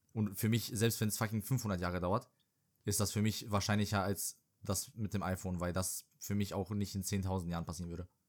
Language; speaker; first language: German; early bilingual, other home language; Serbian